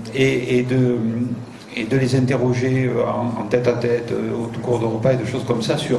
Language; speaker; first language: French; native; French